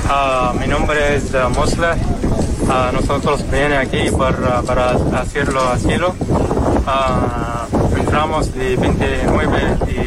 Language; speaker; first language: Spanish; non-native, learner; Arabic